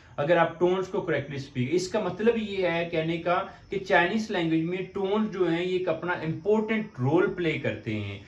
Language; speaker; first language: Urdu; native; Urdu